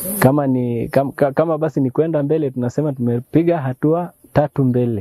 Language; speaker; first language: Swahili; non-native, local second language; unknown